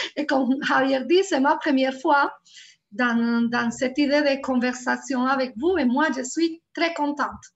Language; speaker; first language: French; non-native, fluent; Spanish